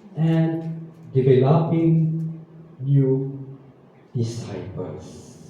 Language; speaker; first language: English; non-native, local second language; Filipino